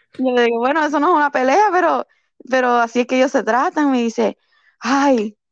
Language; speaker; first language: Spanish; early bilingual, heritage; Spanish